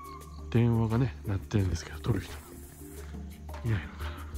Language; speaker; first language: Japanese; native; Japanese